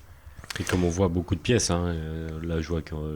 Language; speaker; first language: French; native; French